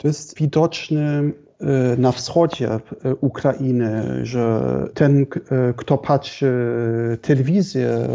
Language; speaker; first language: Polish; non-native, fluent; German